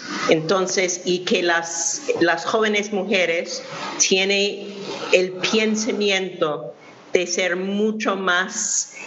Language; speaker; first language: Spanish; non-native, fluent; English